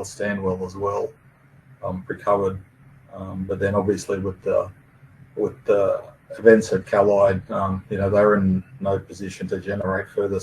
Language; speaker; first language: English; native; English